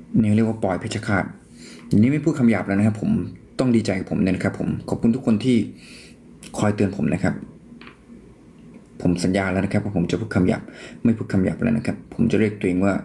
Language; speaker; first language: Thai; native; Thai